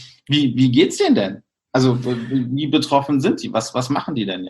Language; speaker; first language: German; native; German